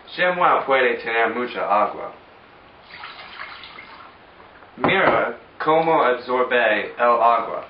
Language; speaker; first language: Spanish; non-native, learner; English